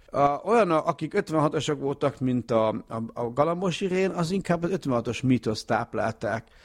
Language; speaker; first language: Hungarian; early bilingual, heritage; Hungarian